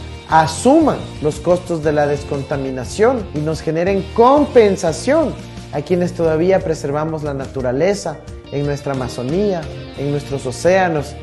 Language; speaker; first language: Spanish; native; Spanish